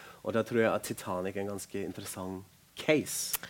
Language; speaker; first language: Norwegian; non-native, fluent; German